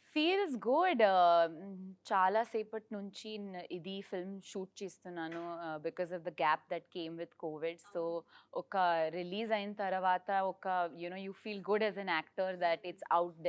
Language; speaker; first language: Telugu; non-native, learner; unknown